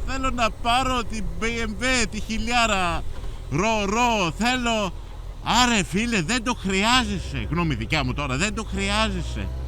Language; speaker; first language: Greek; early bilingual, heritage; Greek